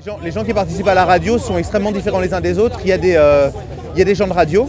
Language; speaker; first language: French; native; French